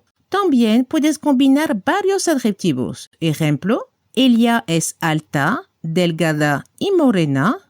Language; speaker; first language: Spanish; non-native, fluent; French